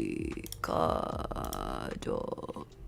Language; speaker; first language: Korean; non-native, learner; English